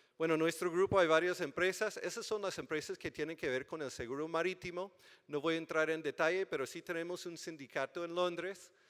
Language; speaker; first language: Spanish; non-native, fluent; English